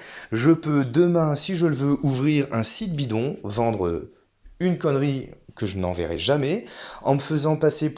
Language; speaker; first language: French; native; French